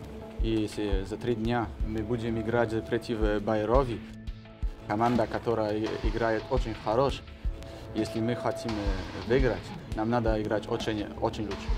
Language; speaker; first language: Russian; non-native, learner; Polish